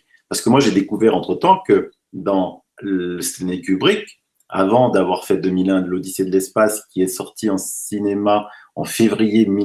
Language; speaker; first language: French; native; French